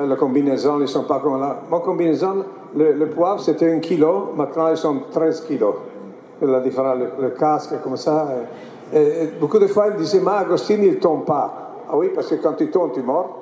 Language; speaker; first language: French; non-native, fluent; Italian